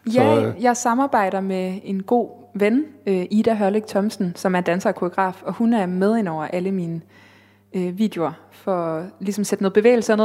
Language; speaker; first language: Danish; native; Danish